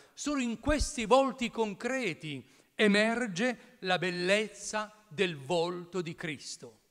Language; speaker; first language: Italian; native; Italian